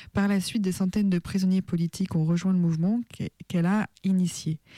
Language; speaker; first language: French; native; French